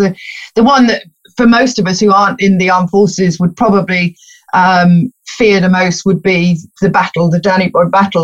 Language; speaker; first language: English; native; English